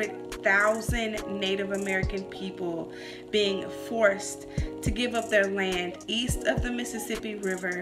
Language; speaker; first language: English; native; English